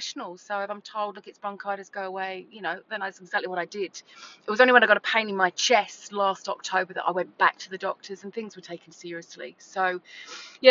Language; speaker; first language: English; native; English